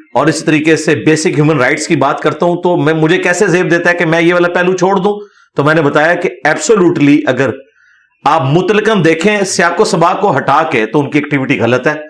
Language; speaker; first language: Urdu; native; Urdu